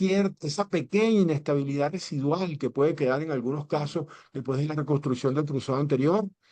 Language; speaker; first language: Spanish; native; Spanish